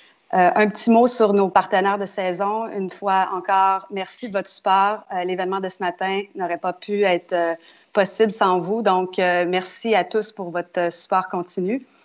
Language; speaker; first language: French; native; French